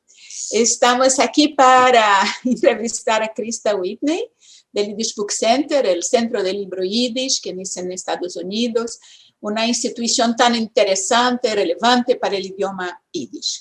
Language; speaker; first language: Spanish; non-native, fluent; Portuguese